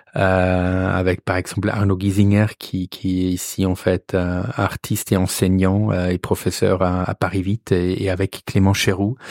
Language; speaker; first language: French; non-native, fluent; German